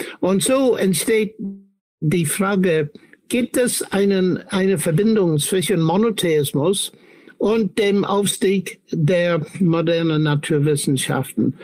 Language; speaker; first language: German; non-native, fluent; English